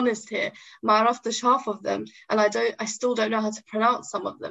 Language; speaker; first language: English; native; English